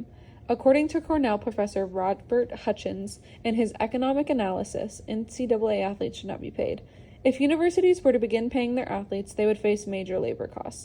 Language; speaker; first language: English; native; English